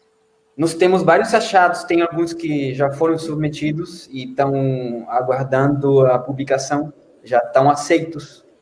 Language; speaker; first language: Portuguese; non-native, fluent; Spanish